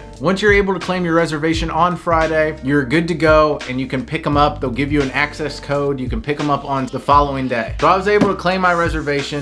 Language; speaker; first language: English; native; English